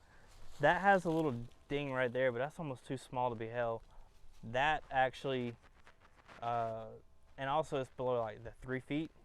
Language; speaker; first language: English; native; English